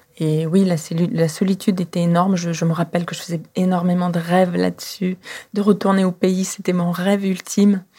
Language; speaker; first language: French; non-native, fluent; Russian